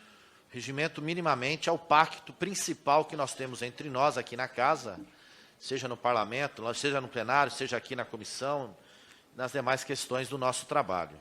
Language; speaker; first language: Portuguese; native; Portuguese